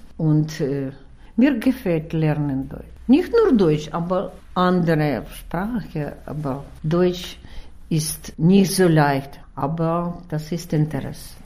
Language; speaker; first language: German; non-native, learner; Ukrainian